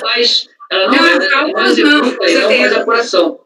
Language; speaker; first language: Portuguese; native; Portuguese